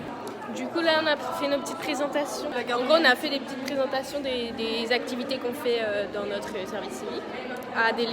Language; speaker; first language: French; native; French